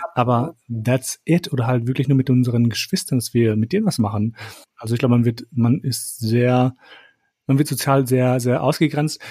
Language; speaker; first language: German; early bilingual, other home language; Albanian